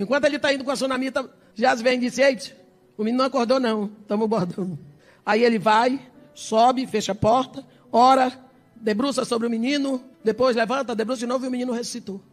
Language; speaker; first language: Portuguese; early bilingual, other home language; English